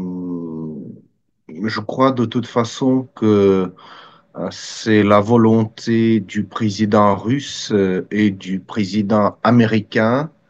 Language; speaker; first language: French; non-native, fluent; Russian